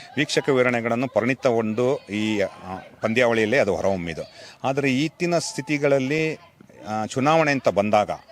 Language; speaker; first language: Kannada; non-native, local second language; Kodava